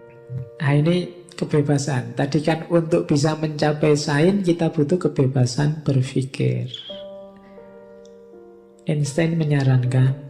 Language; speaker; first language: Indonesian; native; Indonesian